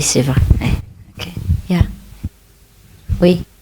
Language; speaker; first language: French; non-native, fluent; Vietnamese